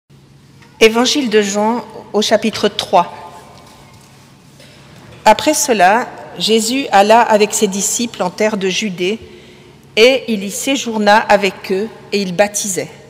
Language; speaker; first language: French; native; French